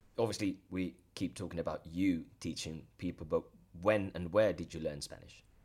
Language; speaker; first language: English; non-native, fluent; Spanish